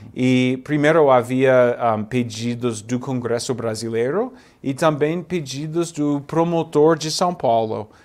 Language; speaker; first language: Portuguese; non-native, fluent; English